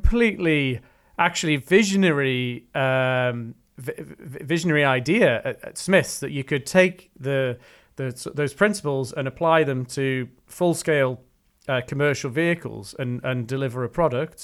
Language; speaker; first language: English; native; English